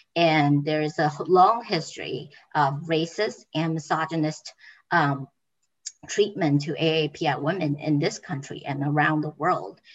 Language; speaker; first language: English; non-native, fluent; Chinese